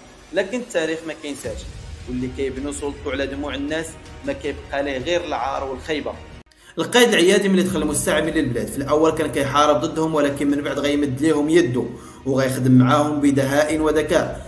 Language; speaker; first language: Arabic; native; Arabic